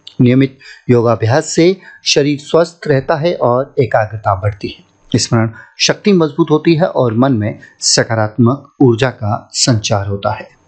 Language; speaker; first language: Hindi; native; Hindi